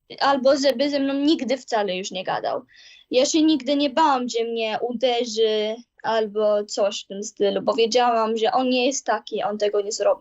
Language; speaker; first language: Polish; early bilingual, heritage; Polish